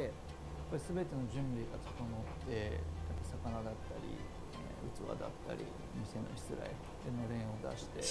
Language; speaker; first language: Japanese; native; Japanese